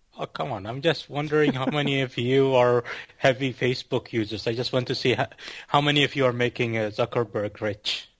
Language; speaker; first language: English; non-native, fluent; Arabic